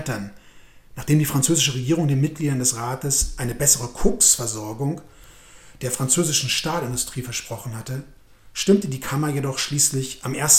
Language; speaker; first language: German; native; German